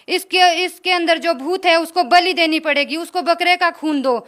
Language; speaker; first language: Hindi; native; Hindi